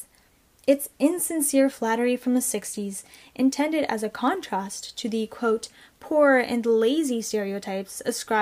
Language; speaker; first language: English; native; English